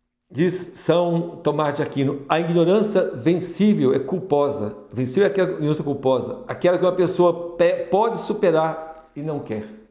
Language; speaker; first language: Portuguese; native; Portuguese